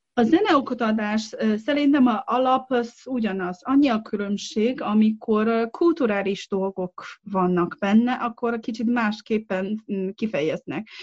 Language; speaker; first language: Hungarian; non-native, fluent; Chinese